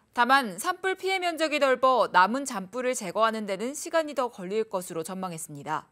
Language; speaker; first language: Korean; native; Korean